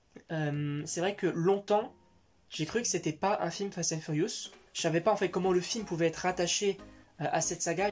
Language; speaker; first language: French; native; French